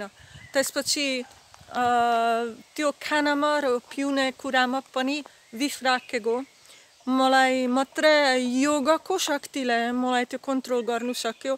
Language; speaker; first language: Nepali; non-native, learner; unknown